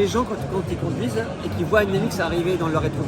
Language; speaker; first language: French; native; French